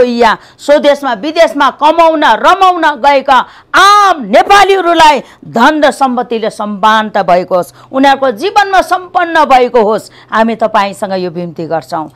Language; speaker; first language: Nepali; native; Nepali